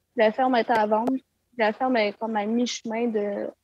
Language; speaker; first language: French; native; French